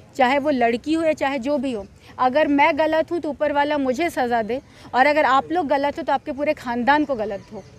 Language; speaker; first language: Hindi; native; Hindi